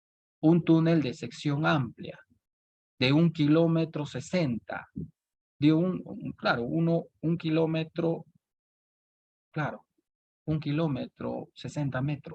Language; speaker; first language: Spanish; native; Spanish